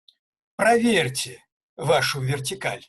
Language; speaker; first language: Russian; native; Russian